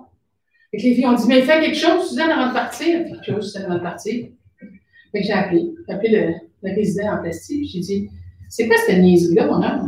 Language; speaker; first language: French; native; French